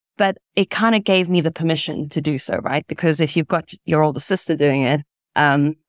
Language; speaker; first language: English; early bilingual, other home language; Italian